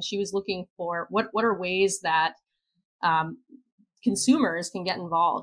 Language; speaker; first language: English; native; English